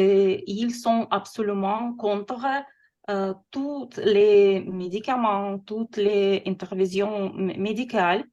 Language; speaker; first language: French; non-native, fluent; Russian